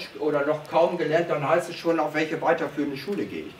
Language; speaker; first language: German; native; German